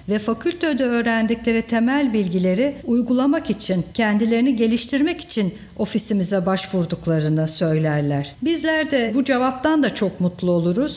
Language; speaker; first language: Turkish; native; Turkish